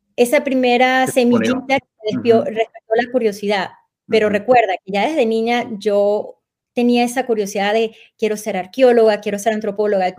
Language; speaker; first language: Spanish; native; Spanish